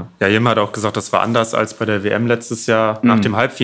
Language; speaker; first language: German; native; German